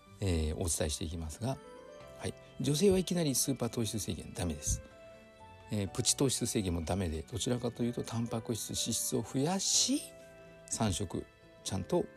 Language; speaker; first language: Japanese; native; Japanese